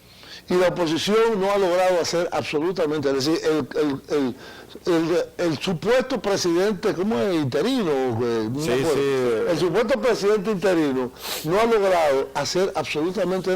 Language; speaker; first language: Spanish; native; Spanish